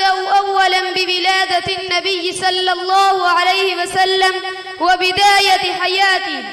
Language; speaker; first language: Arabic; non-native, learner; Urdu